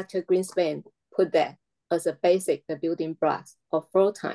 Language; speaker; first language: English; non-native, fluent; Chinese